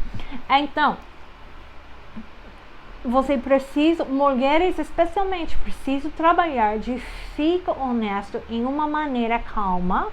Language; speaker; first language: Portuguese; non-native, fluent; English